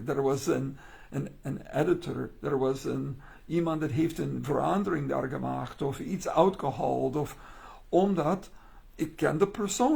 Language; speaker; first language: Dutch; non-native, learner; English